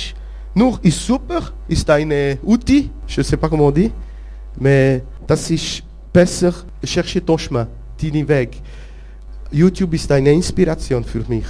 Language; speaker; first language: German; non-native, local second language; French